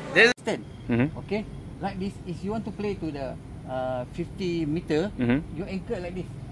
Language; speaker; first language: English; non-native, local second language; Malay